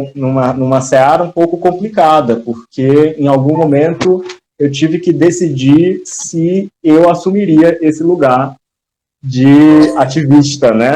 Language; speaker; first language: Portuguese; native; Portuguese